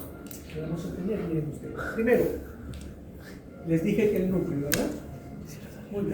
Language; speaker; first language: Spanish; native; Spanish